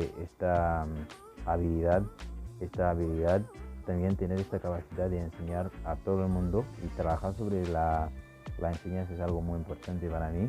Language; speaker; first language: Spanish; non-native, fluent; Haitian Creole